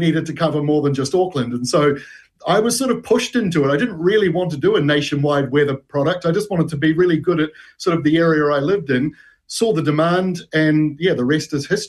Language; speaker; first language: English; native; English